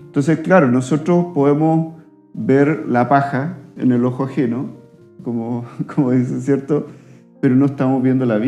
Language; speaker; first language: Spanish; native; Spanish